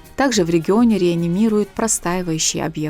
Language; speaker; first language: Russian; native; Russian